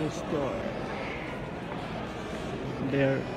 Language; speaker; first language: English; non-native, local second language; Filipino